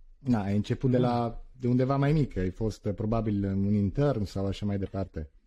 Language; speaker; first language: Romanian; early bilingual, heritage; Romanian